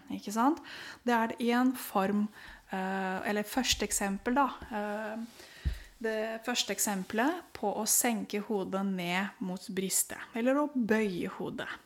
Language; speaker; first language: Norwegian; non-native, fluent; Romanian